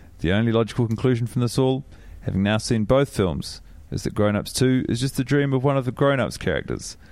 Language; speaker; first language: English; native; English